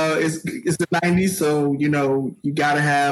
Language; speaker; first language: English; native; English